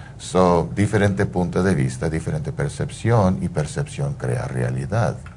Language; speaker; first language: Spanish; early bilingual, heritage; Spanish